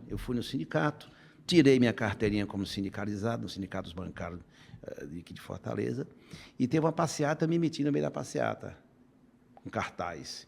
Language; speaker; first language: Portuguese; native; Portuguese